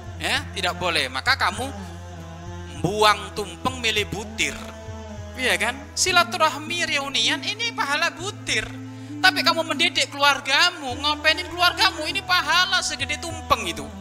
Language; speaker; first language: Indonesian; native; Indonesian